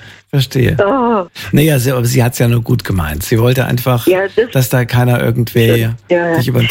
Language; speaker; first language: German; native; German